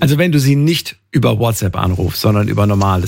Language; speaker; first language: German; native; German